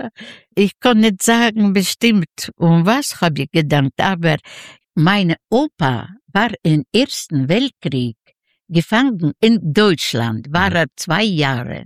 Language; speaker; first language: German; non-native, fluent; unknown